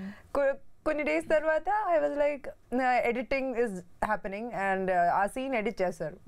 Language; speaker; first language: Telugu; non-native, fluent; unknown